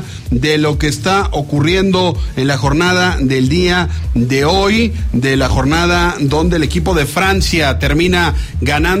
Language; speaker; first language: Spanish; native; Spanish